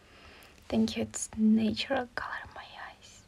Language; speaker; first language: English; non-native, learner; Ukrainian